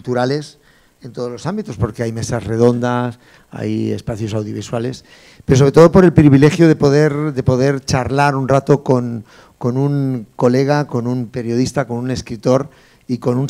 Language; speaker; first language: Spanish; native; Spanish